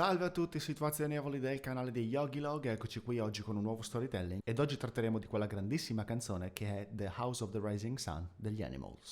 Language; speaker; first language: Italian; native; Italian